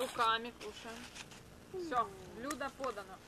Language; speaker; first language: Russian; non-native, local second language; Ukrainian